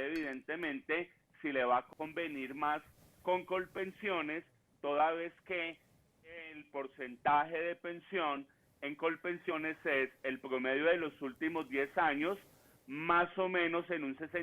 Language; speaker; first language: Spanish; native; Spanish